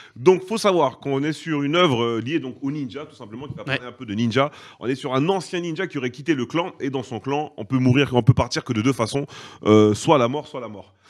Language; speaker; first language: French; native; French